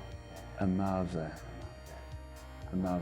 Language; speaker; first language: Welsh; non-native, learner; English